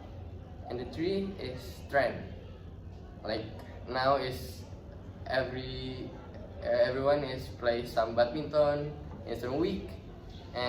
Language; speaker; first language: English; non-native, learner; Indonesian